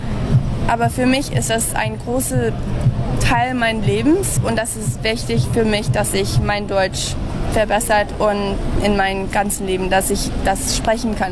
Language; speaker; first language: German; early bilingual, heritage; English